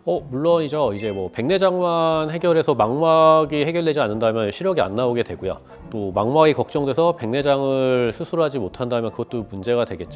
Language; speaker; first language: Korean; native; Korean